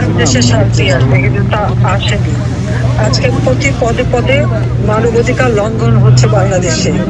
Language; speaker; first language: Bangla; native; Bangla